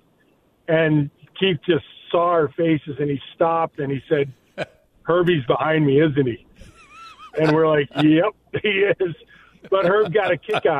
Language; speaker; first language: English; native; English